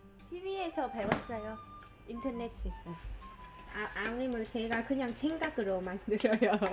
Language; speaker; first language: Korean; non-native, learner; Vietnamese